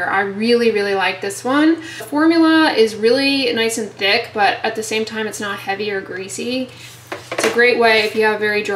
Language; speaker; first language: English; native; English